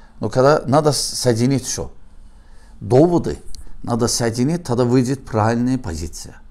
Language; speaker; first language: Russian; non-native, learner; Azerbaijani